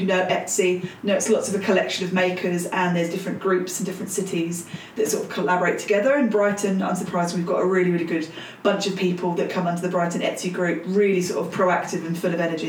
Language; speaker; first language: English; native; English